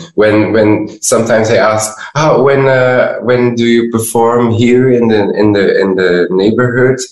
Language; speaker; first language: English; non-native, fluent; Dutch